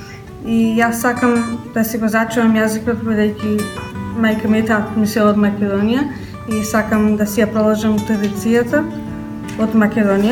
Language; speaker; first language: Macedonian; early bilingual, heritage; Macedonian